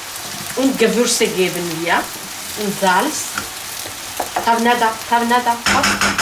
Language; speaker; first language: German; non-native, learner; Kurdish